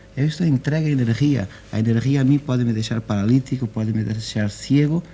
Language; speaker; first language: Spanish; non-native, learner; Portuguese